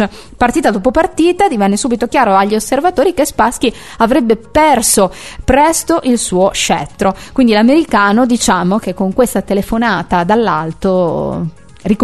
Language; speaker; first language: Italian; native; Italian